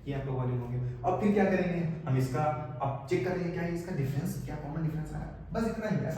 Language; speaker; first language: Hindi; native; Hindi